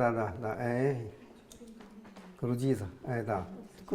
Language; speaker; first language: Russian; non-native, learner; Chinese